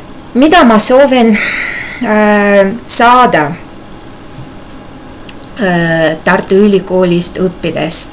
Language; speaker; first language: Estonian; non-native, local second language; Russian